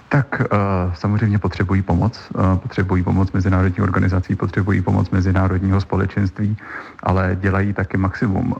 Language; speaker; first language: Czech; native; Czech